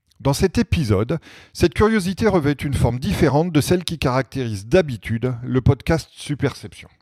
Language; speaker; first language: French; native; French